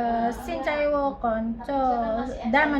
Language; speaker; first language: Chinese; non-native, learner; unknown